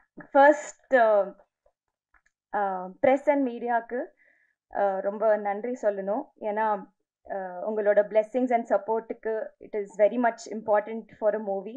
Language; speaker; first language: Tamil; non-native, learner; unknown